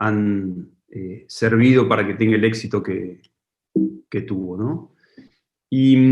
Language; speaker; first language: Spanish; native; Spanish